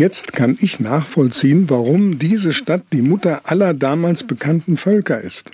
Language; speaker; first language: German; native; German